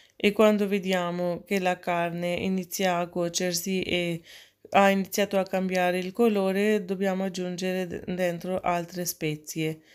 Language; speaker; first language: Italian; non-native, fluent; Urdu